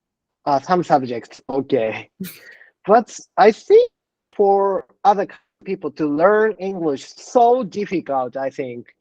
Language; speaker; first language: English; non-native, learner; Japanese